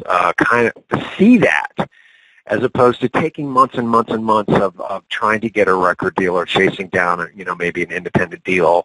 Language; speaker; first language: English; native; English